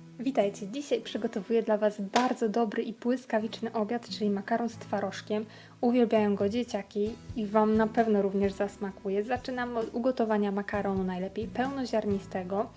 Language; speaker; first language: Polish; native; Polish